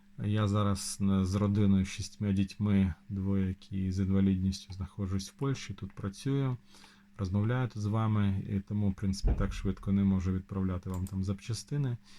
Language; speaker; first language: Ukrainian; non-native, local second language; Russian